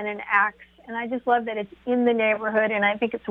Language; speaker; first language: English; native; English